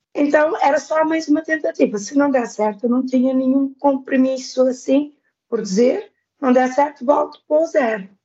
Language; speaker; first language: Portuguese; non-native, local second language; Kabuverdianu